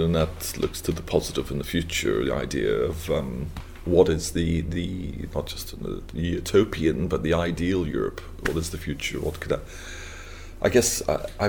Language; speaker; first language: English; native; English